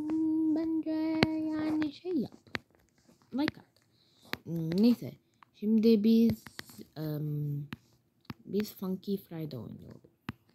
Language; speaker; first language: Turkish; early bilingual, heritage; Turkish